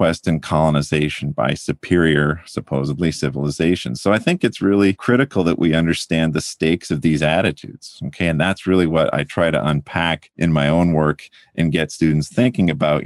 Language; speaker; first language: English; native; English